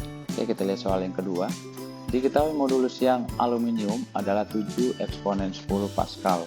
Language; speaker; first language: Indonesian; native; Indonesian